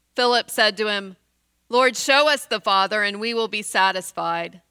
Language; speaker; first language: English; native; English